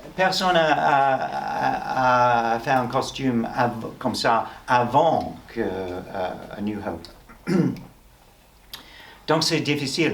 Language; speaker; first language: French; non-native, learner; English